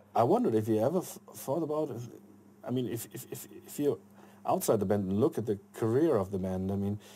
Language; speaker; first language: English; non-native, fluent; German